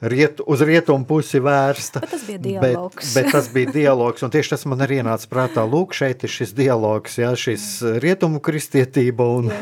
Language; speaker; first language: Latvian; non-native, local second language; Russian